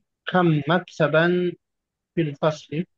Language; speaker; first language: Arabic; non-native, learner; Indonesian